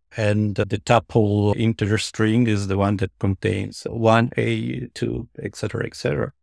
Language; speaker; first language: English; non-native, fluent; Italian